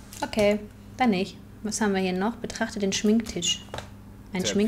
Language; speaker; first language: German; native; German